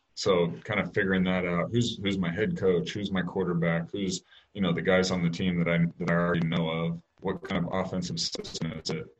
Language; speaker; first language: English; native; English